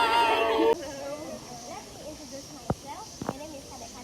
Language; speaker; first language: English; non-native, learner; Indonesian